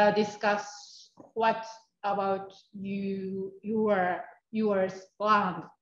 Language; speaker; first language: English; non-native, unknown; Japanese